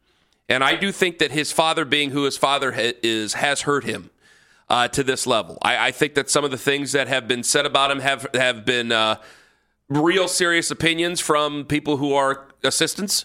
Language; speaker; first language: English; native; English